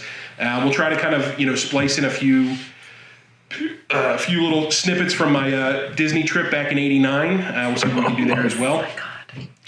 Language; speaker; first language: English; native; English